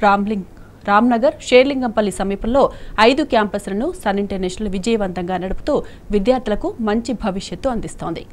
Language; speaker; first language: Telugu; native; Telugu